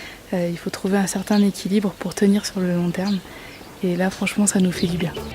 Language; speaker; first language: French; native; French